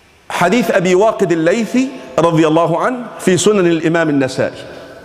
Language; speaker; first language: English; non-native, fluent; Arabic